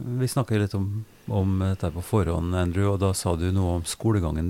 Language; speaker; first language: Norwegian; native; Norwegian